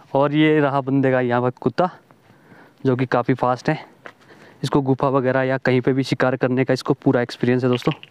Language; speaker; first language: Hindi; native; Hindi